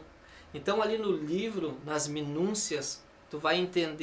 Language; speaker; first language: Portuguese; native; Portuguese